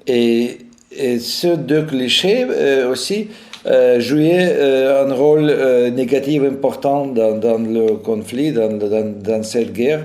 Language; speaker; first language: French; non-native, fluent; Russian